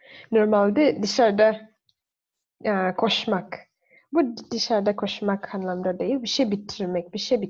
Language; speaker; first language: Turkish; non-native, fluent; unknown